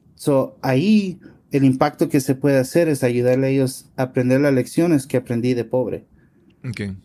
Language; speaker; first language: Spanish; early bilingual, heritage; Spanish